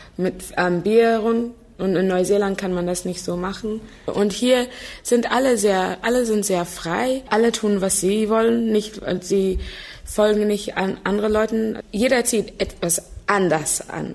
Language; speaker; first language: German; non-native, fluent; English